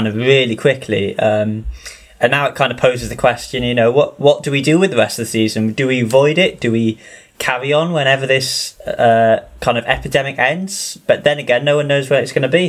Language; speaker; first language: English; native; English